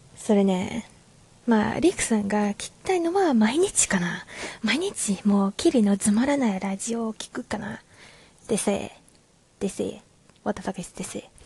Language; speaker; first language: Japanese; non-native, learner; Chinese